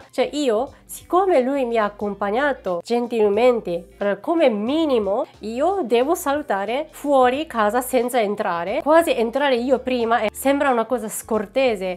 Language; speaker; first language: Italian; non-native, fluent; Japanese